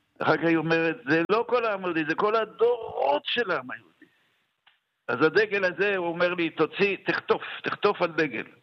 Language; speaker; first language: Hebrew; native; Hebrew